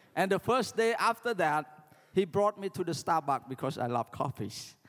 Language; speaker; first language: English; non-native, learner; Khmer